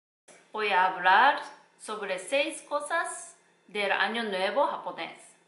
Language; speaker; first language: Spanish; non-native, learner; Japanese